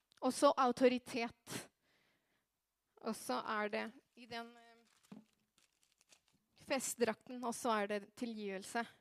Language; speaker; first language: Norwegian; non-native, fluent; Spanish